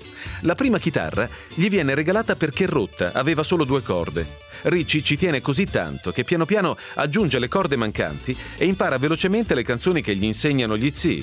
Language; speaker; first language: Italian; native; Italian